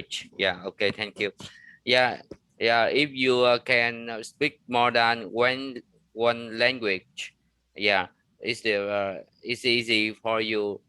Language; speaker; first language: English; non-native, learner; Vietnamese